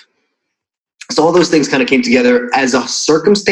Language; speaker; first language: English; non-native, fluent; Russian